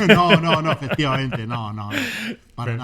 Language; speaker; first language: Spanish; native; Spanish